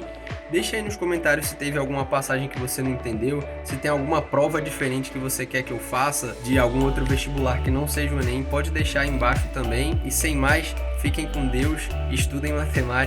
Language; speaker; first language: Portuguese; native; Portuguese